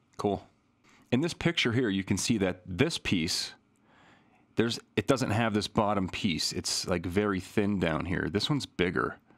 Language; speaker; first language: English; native; English